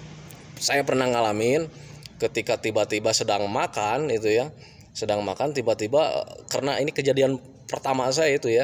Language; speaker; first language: Indonesian; native; Indonesian